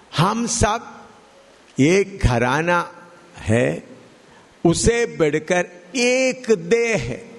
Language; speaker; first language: Hindi; non-native, local second language; Malayalam